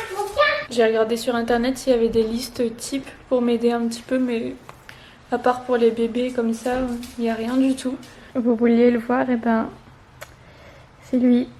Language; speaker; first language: French; native; French